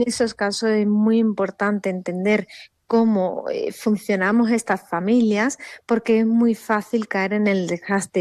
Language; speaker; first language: Spanish; native; Spanish